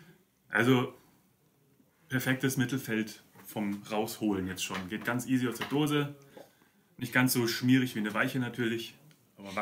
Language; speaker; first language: German; native; German